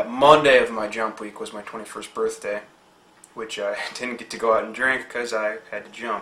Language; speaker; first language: English; native; English